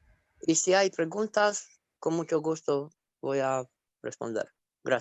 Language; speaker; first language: Spanish; non-native, fluent; Romanian